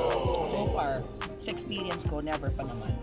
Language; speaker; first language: Filipino; native; Filipino